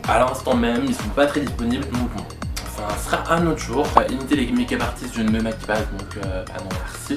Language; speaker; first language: French; native; French